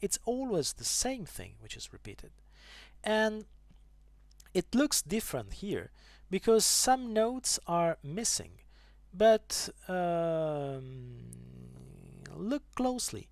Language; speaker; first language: English; non-native, fluent; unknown